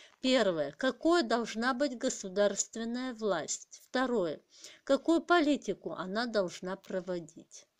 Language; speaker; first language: Russian; non-native, local second language; Kazakh